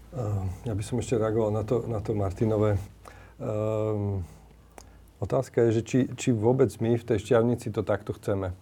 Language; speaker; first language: Slovak; native; Slovak